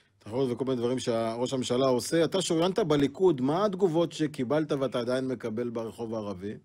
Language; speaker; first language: Hebrew; native; Hebrew